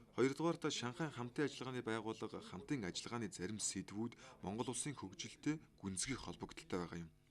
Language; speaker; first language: Mongolian; non-native, fluent; Chinese